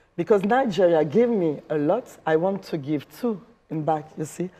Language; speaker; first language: English; non-native, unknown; French